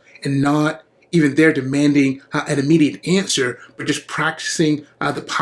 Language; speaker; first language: English; native; English